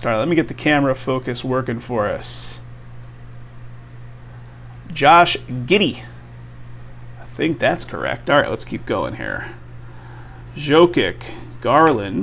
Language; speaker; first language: English; native; English